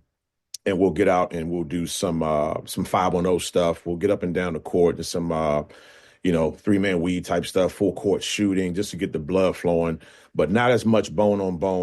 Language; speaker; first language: English; native; English